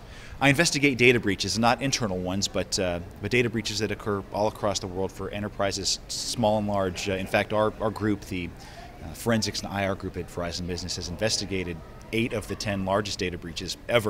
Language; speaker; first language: English; native; English